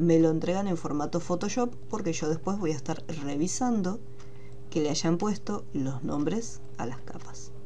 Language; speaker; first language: Spanish; native; Spanish